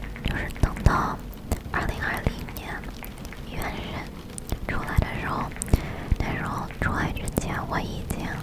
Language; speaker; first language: Chinese; early bilingual, heritage; English